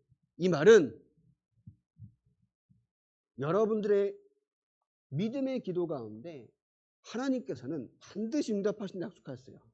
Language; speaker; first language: Korean; native; Korean